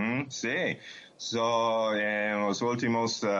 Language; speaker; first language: Portuguese; non-native, fluent; English